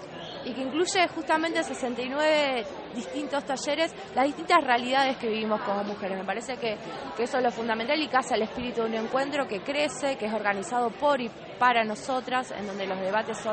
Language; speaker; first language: Spanish; native; Spanish